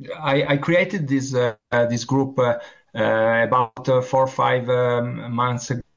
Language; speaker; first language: English; non-native, learner; Italian